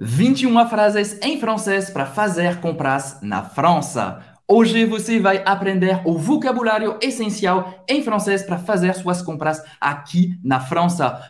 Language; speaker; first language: Portuguese; non-native, fluent; French